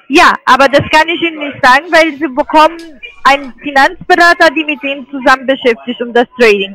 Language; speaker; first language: German; non-native, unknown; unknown